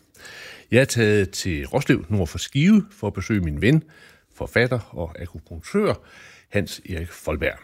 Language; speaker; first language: Danish; native; Danish